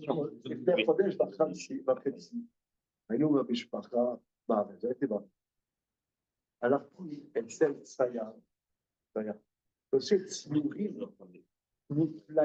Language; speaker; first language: Hebrew; non-native, fluent; French